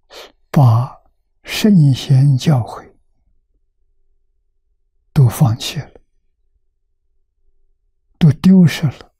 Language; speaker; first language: Chinese; native; Chinese